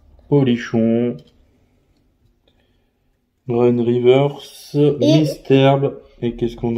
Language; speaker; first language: French; native; French